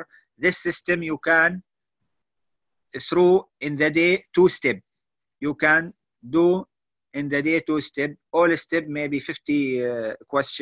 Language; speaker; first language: English; non-native, learner; Arabic